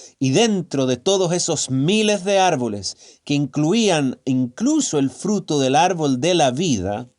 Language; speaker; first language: Spanish; native; Spanish